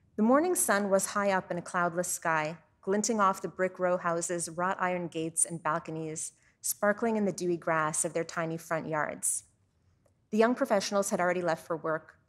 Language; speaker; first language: English; native; English